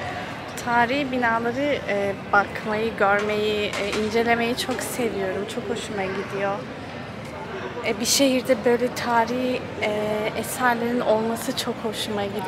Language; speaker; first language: Turkish; early bilingual, heritage; Turkish